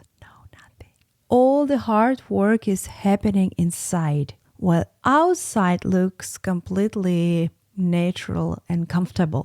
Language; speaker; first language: English; non-native, fluent; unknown